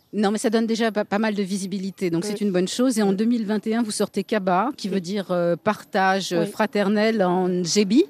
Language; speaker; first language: French; native; French